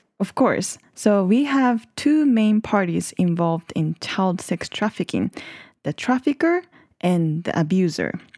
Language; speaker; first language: English; non-native, fluent; Japanese